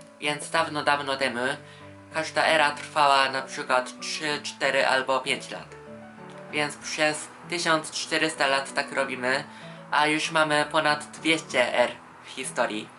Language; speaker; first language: Polish; non-native, fluent; Japanese